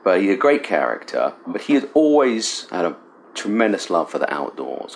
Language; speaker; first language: English; native; English